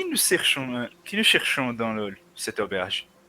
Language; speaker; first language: French; non-native, learner; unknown